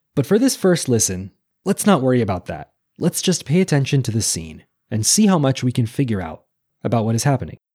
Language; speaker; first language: English; native; English